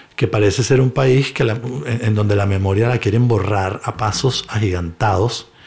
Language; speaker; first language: Spanish; native; Spanish